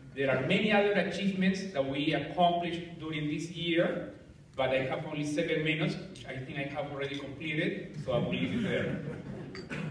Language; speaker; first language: English; non-native, fluent; Spanish